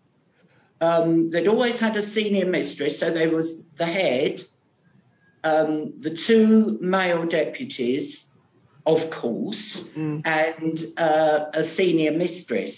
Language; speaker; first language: English; non-native, local second language; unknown